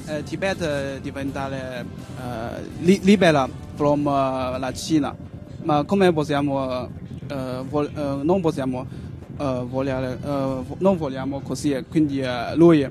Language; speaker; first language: Italian; non-native, learner; Chinese